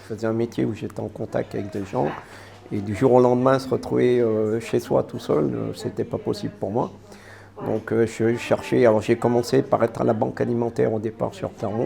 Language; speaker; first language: French; native; French